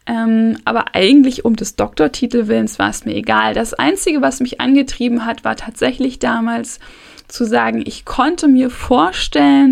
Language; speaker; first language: German; native; German